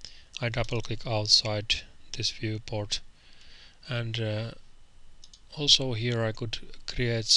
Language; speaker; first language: English; non-native, fluent; Finnish